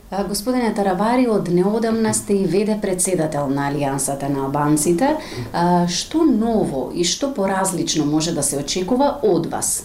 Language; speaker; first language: Macedonian; native; Macedonian